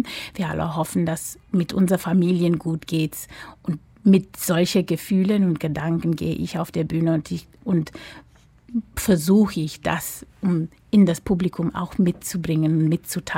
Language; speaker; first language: German; non-native, fluent; English